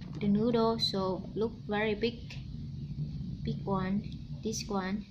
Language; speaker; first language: English; non-native, learner; Vietnamese